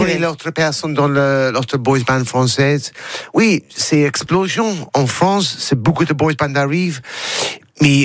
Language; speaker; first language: French; non-native, learner; English